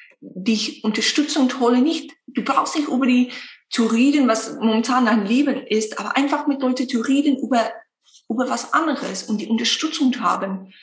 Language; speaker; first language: German; non-native, fluent; Afrikaans